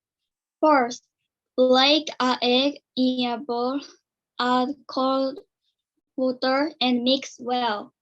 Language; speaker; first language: English; non-native, learner; Japanese